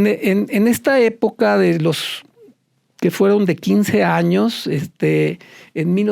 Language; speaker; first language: Spanish; native; Spanish